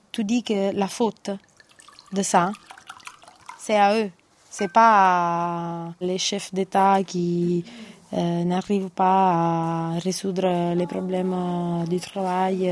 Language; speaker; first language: French; non-native, fluent; Italian